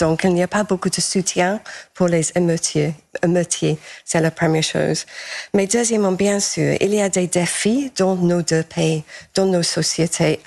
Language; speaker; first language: French; non-native, fluent; English